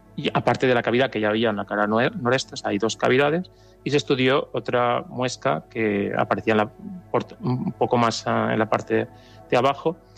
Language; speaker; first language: Spanish; native; Spanish